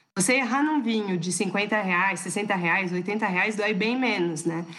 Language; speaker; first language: Portuguese; non-native, fluent; French